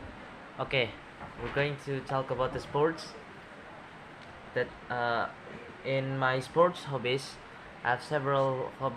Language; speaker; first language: English; non-native, learner; Indonesian